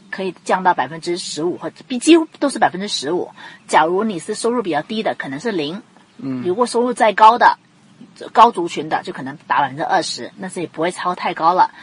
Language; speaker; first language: Chinese; non-native, local second language; Cantonese